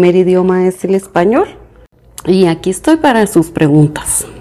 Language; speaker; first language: English; non-native, fluent; Spanish